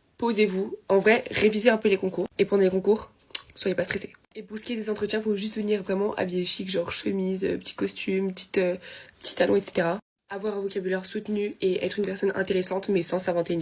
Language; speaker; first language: French; native; French